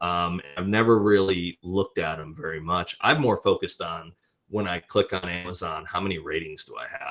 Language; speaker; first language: English; native; English